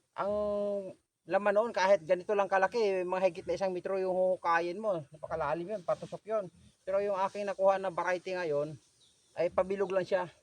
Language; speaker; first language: Filipino; non-native, local second language; Cebuano